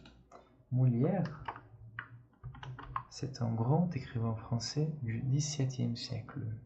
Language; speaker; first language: French; non-native, fluent; Portuguese